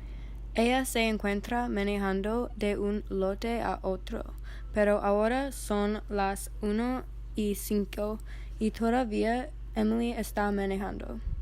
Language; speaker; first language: Spanish; non-native, learner; English